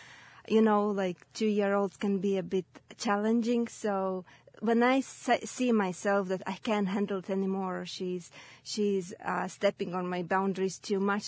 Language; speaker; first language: English; non-native, fluent; Latvian